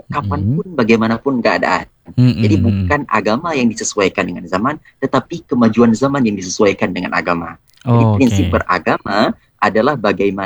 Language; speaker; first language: Indonesian; native; Indonesian